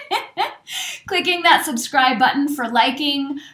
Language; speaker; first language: English; native; English